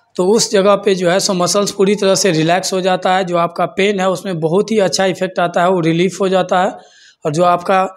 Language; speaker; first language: Hindi; native; Hindi